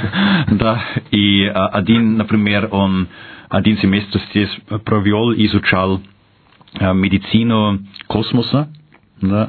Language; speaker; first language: Russian; non-native, fluent; German